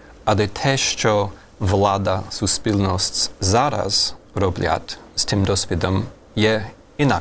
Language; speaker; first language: Ukrainian; non-native, fluent; German